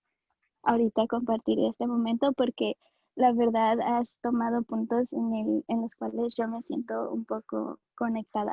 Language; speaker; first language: Spanish; early bilingual, heritage; Spanish